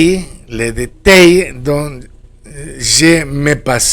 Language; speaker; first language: French; non-native, fluent; Spanish